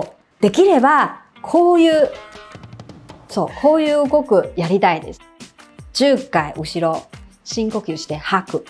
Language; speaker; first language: Japanese; non-native, fluent; Chinese